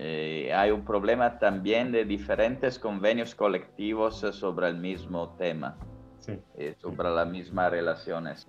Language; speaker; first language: Spanish; non-native, fluent; Italian